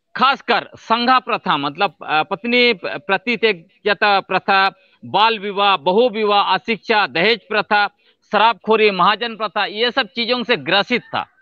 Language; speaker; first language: Hindi; non-native, local second language; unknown